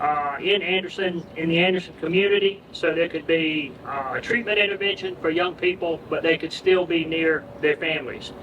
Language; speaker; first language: English; native; English